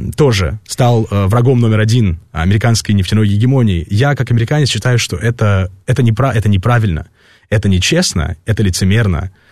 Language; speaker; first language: Russian; early bilingual, heritage; Russian